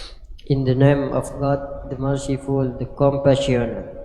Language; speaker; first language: English; non-native, learner; Indonesian